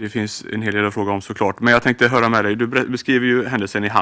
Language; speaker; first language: Swedish; native; Swedish